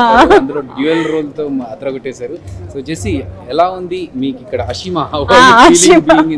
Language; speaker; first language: Telugu; native; Telugu